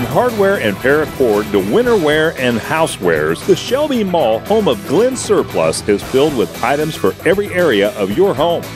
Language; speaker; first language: English; native; English